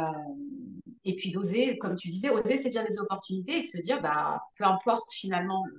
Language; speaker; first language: French; native; French